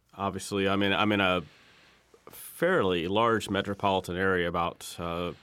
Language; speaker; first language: English; native; English